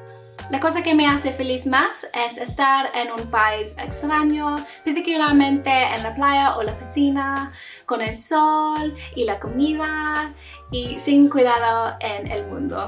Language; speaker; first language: Spanish; non-native, learner; English